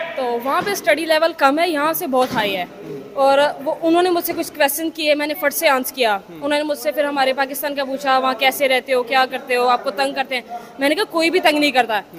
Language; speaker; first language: Urdu; non-native, local second language; Punjabi